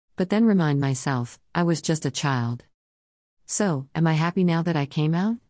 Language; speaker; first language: English; non-native, local second language; Surigaonon